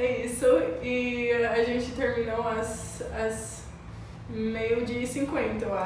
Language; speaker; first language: Portuguese; non-native, learner; English